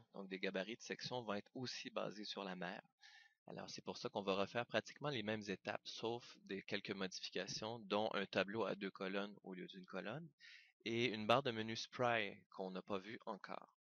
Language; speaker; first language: French; native; French